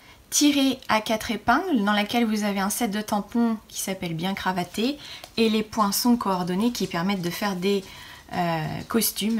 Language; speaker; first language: French; native; French